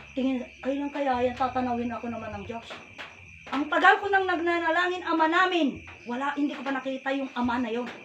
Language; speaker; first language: Filipino; non-native, local second language; Iloko